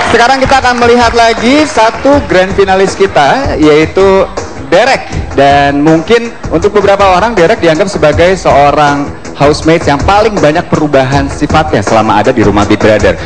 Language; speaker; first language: Indonesian; native; Indonesian